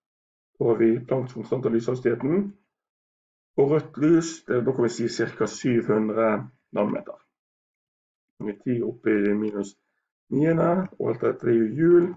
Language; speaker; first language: Norwegian; native; Norwegian